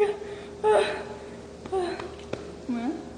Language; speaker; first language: Korean; non-native, learner; Japanese